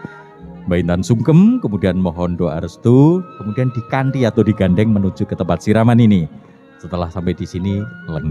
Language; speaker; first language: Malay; non-native, local second language; Javanese